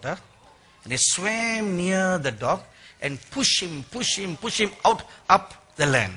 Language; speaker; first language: English; non-native, local second language; Tamil